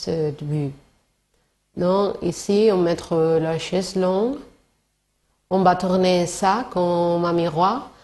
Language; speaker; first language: French; non-native, learner; Spanish